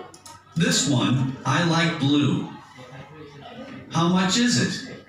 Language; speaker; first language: English; non-native, learner; Indonesian